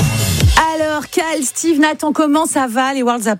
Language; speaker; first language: French; native; French